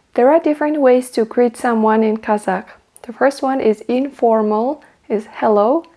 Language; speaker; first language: English; non-native, fluent; Kazakh